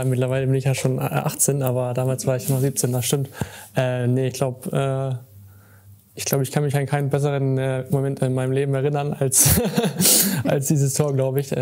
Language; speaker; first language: German; native; German